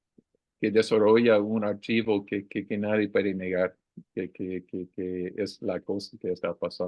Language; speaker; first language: Spanish; non-native, learner; English